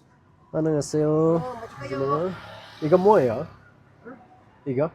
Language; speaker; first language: Korean; non-native, learner; Nepali